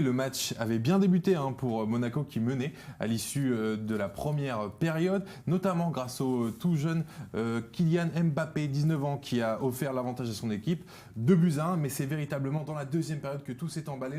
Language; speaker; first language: French; native; French